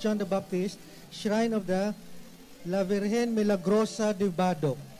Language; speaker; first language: English; non-native, local second language; Filipino